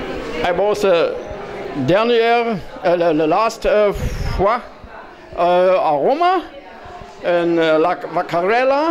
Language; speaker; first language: English; non-native, learner; German